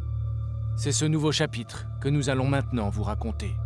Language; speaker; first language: French; native; French